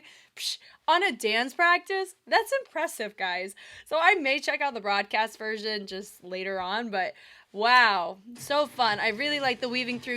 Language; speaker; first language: English; native; English